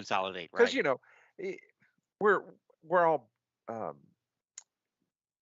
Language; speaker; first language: English; native; English